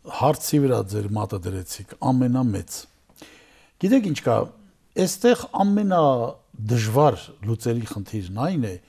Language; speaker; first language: Armenian; native; Armenian